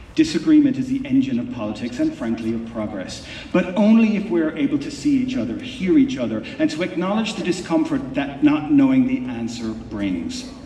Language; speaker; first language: English; native; English